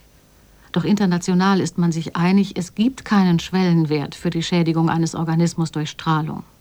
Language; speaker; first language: German; native; German